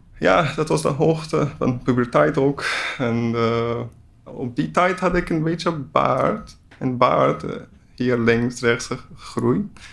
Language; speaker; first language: Dutch; non-native, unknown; Persian